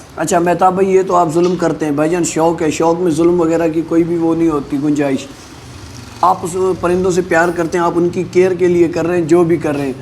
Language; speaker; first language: Urdu; non-native, local second language; Sindhi